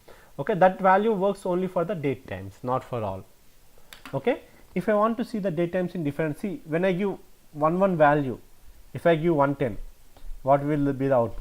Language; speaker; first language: English; non-native, local second language; Telugu